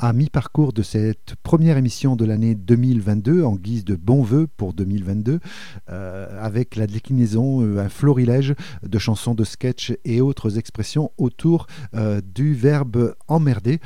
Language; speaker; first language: French; native; French